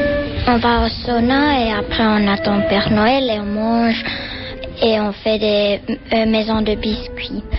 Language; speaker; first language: French; non-native, learner; Finnish